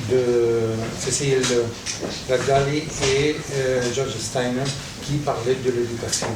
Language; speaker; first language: French; non-native, fluent; Catalan